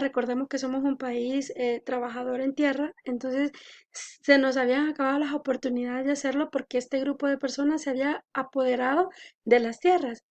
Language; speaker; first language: Spanish; native; Spanish